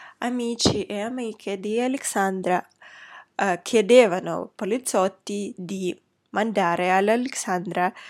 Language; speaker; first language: Italian; non-native, fluent; Russian